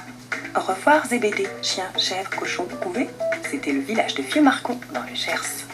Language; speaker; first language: French; native; French